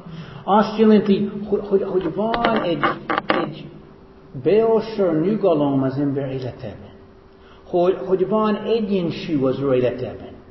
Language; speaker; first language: Hungarian; non-native, fluent; English